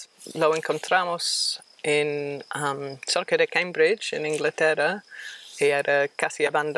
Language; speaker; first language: Spanish; non-native, fluent; English